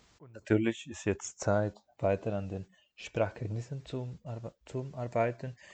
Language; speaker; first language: German; non-native, fluent; Spanish